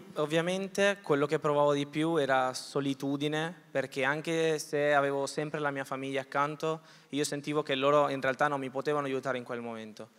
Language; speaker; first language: Italian; early bilingual, other home language; Spanish